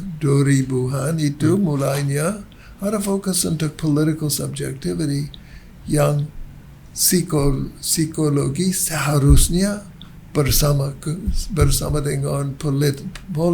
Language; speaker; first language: Indonesian; non-native, learner; English